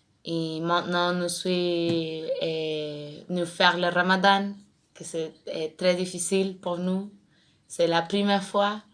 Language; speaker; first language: French; non-native, learner; Spanish